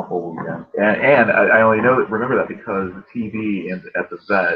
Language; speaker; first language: English; native; English